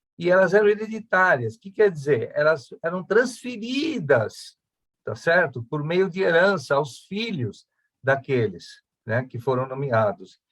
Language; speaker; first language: Portuguese; early bilingual, other home language; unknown